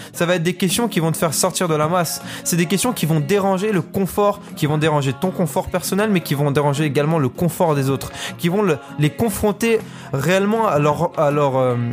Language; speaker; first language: French; native; French